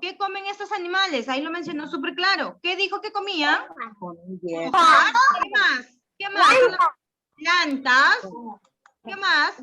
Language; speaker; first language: Spanish; native; Spanish